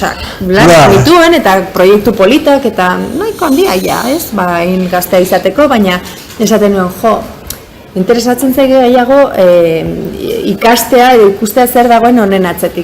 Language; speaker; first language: Basque; non-native, local second language; Spanish